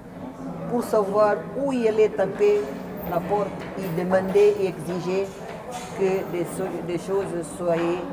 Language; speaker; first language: French; non-native, fluent; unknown